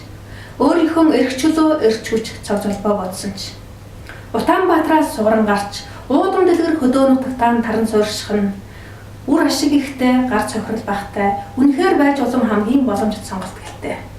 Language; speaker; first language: Mongolian; native; Mongolian